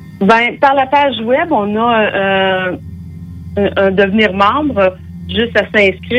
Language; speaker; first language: French; native; French